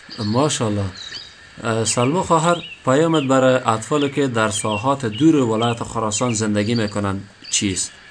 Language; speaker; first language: Persian; native; Persian